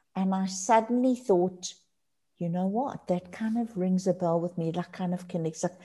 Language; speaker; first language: English; native; English